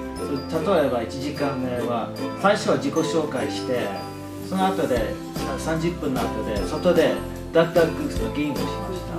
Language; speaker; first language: Japanese; non-native, fluent; English